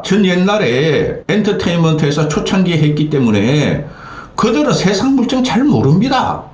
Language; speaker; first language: Korean; native; Korean